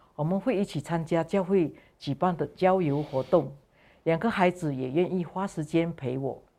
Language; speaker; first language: Chinese; non-native, fluent; Indonesian